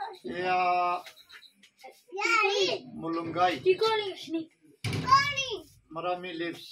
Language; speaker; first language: Filipino; non-native, learner; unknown